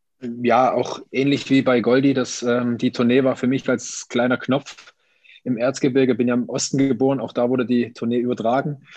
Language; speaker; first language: German; native; German